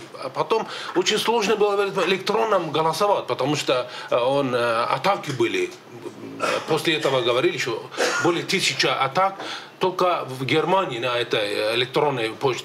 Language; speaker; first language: Russian; native; Russian